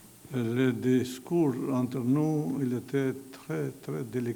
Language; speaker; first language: French; non-native, fluent; Albanian